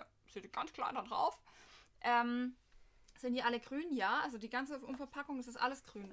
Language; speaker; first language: German; native; German